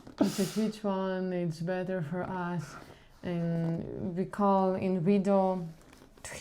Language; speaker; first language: English; non-native, learner; Ukrainian